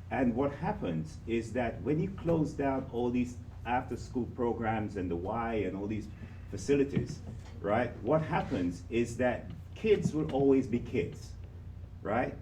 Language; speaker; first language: English; native; English